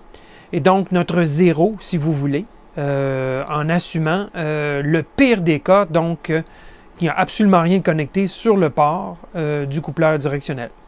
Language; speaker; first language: French; native; French